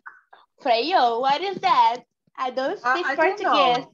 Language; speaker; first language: English; non-native, learner; Portuguese